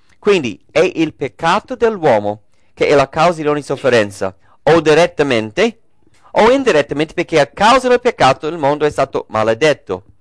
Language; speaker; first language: Italian; non-native, fluent; English